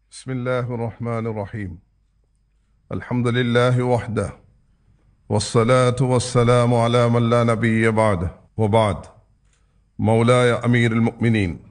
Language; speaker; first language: Arabic; non-native, fluent; Tamil